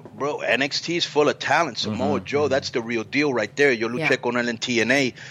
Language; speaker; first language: Spanish; early bilingual, heritage; Spanish